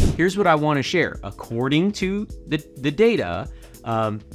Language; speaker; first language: English; native; English